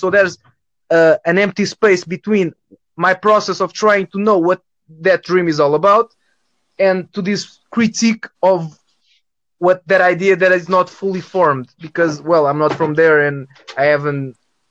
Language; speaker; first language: English; non-native, fluent; Portuguese